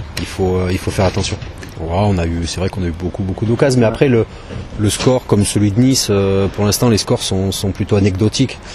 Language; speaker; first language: French; native; French